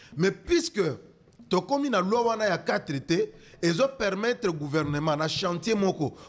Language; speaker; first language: French; non-native, local second language; Lingala